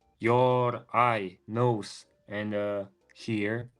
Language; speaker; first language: English; non-native, learner; Mongolian